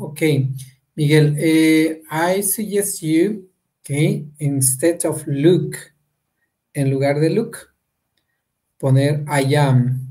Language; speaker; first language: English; non-native, fluent; Spanish